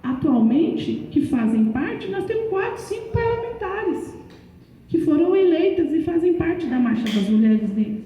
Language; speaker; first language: Portuguese; native; Portuguese